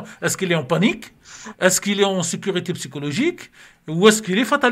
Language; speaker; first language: French; native; French